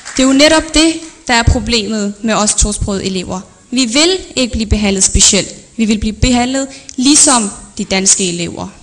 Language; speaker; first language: Danish; early bilingual, other home language; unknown